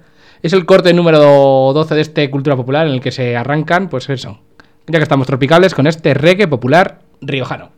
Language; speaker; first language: Spanish; native; Spanish